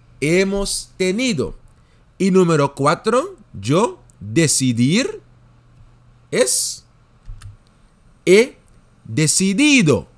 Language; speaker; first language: Spanish; non-native, fluent; Dutch